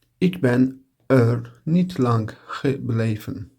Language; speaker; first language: Dutch; non-native, learner; Turkish